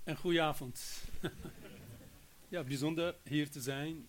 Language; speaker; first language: Dutch; non-native, fluent; Persian